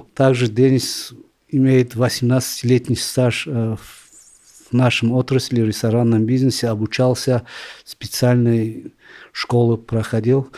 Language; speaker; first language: Russian; non-native, local second language; Tajik